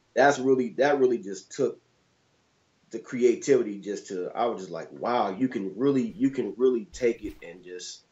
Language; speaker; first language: English; native; English